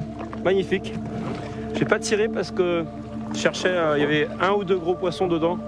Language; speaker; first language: French; native; French